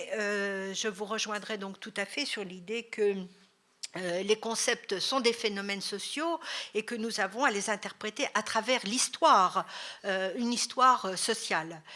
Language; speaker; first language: French; native; French